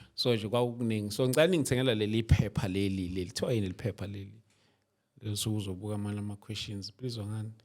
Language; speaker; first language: Zulu; native; Zulu